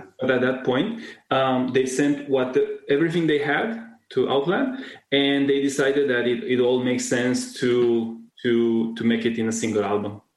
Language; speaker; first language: English; non-native, fluent; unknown